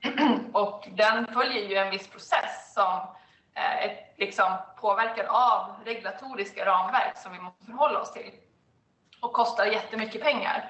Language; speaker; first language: Swedish; native; Swedish